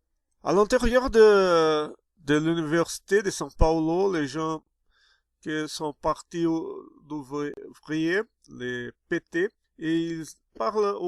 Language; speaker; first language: French; non-native, fluent; Portuguese